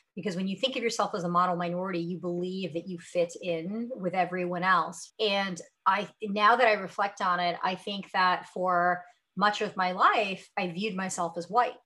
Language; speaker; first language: English; early bilingual, other home language; Hindi